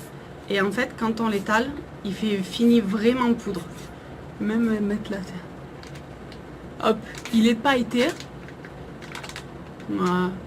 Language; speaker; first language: French; native; French